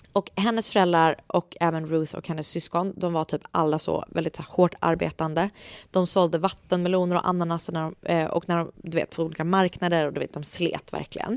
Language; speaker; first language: Swedish; native; Swedish